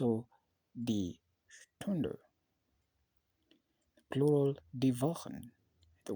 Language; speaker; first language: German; non-native, learner; English